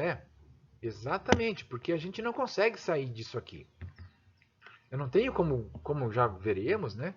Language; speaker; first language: Portuguese; native; Portuguese